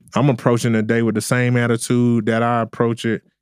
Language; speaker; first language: English; native; English